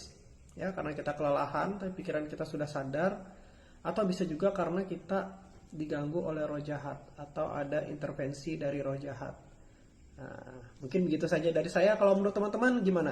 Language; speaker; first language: Indonesian; native; Indonesian